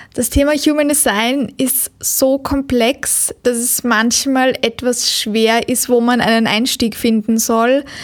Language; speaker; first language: German; native; German